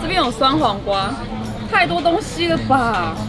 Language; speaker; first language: Chinese; native; Chinese